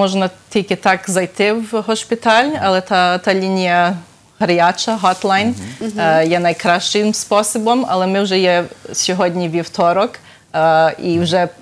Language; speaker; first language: Ukrainian; early bilingual, heritage; Ukrainian